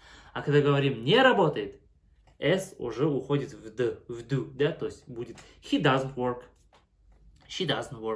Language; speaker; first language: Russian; non-native, local second language; Kazakh